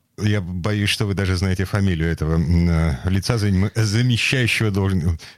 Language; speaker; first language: Russian; native; Russian